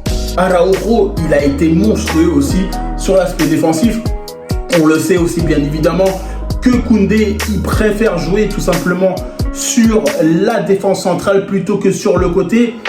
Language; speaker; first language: French; native; French